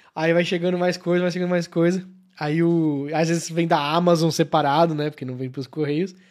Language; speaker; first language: Portuguese; native; Portuguese